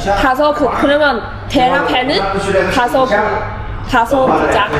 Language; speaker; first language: Korean; non-native, learner; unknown